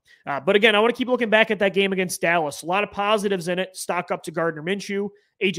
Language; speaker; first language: English; native; English